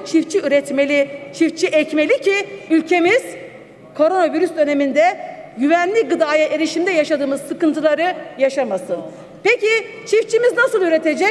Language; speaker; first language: Turkish; native; Turkish